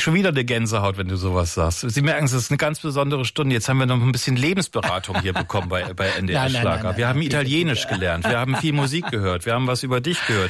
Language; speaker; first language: German; native; German